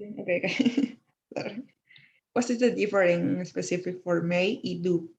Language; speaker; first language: English; non-native, learner; Spanish